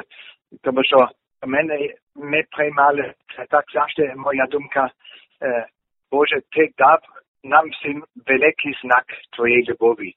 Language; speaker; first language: Ukrainian; non-native, learner; German